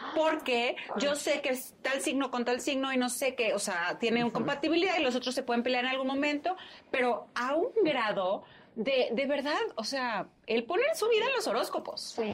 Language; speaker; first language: Spanish; native; Spanish